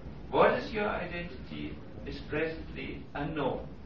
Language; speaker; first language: English; non-native, fluent; German